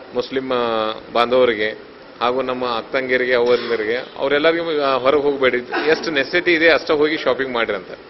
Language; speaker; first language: Kannada; non-native, local second language; Urdu